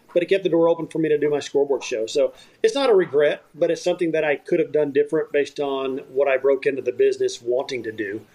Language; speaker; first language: English; native; English